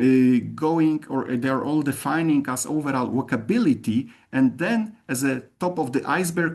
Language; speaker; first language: English; non-native, fluent; Polish